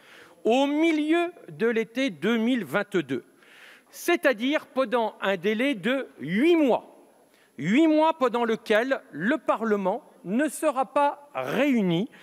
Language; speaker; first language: French; native; French